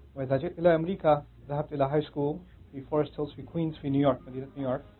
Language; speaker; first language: Arabic; non-native, fluent; Urdu